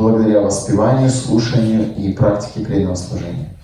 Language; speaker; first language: Russian; native; Russian